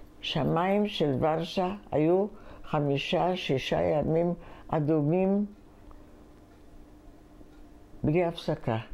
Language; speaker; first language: Hebrew; non-native, fluent; Polish